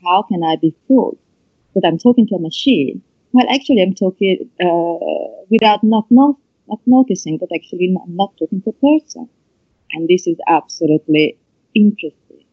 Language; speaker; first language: English; non-native, fluent; Italian